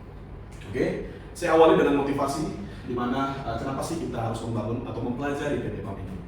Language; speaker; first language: Indonesian; native; Indonesian